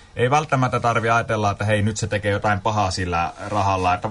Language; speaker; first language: Finnish; non-native, fluent; Kurdish